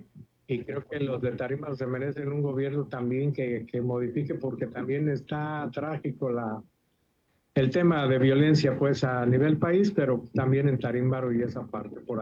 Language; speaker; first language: Spanish; native; Spanish